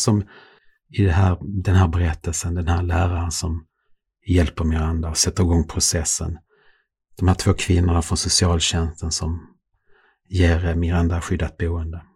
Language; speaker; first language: Swedish; native; Swedish